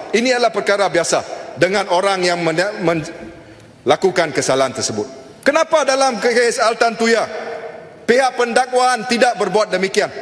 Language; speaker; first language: Malay; non-native, local second language; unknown